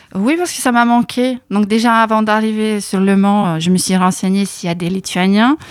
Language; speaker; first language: French; non-native, fluent; Lithuanian